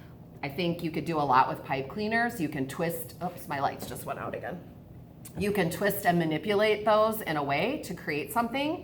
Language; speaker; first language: English; native; English